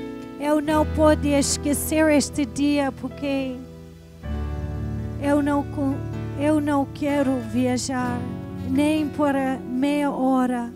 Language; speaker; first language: Portuguese; non-native, fluent; English